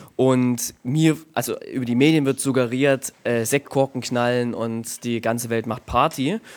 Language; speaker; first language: German; native; German